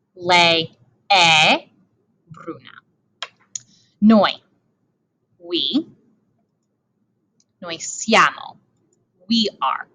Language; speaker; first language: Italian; non-native, fluent; English